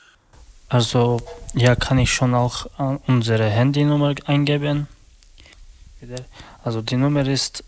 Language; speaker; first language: German; non-native, learner; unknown